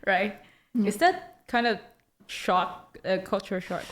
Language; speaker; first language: English; non-native, learner; Chinese